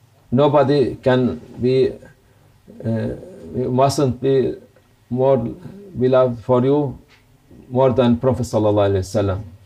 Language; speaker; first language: English; non-native, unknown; Turkish